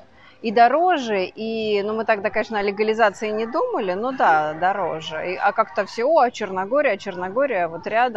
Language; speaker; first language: Russian; native; Russian